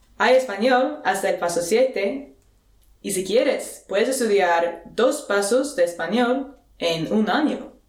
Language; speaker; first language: Spanish; non-native, fluent; Swedish